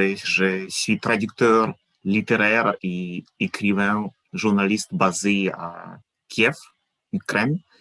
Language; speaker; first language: French; non-native, fluent; Ukrainian